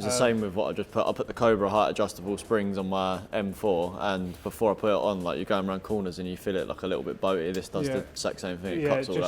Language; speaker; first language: English; native; English